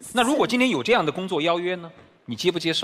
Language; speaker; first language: Chinese; native; Chinese